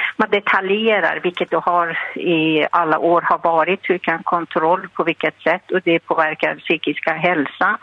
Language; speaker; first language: Swedish; non-native, fluent; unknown